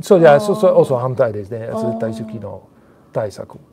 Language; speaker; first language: Japanese; non-native, learner; Dutch